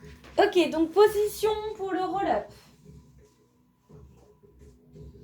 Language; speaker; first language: French; native; French